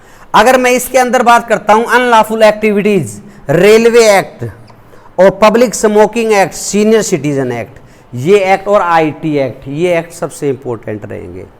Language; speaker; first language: Hindi; native; Hindi